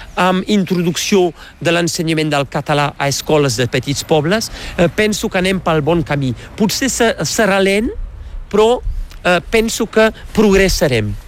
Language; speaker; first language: Catalan; non-native, local second language; French